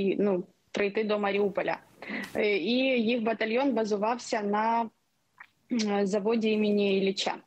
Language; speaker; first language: Ukrainian; non-native, local second language; Russian